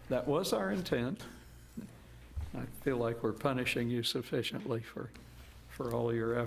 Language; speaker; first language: English; native; English